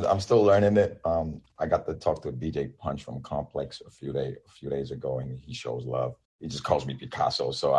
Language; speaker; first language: English; non-native, local second language; Yoruba